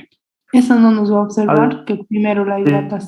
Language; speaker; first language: Spanish; native; Spanish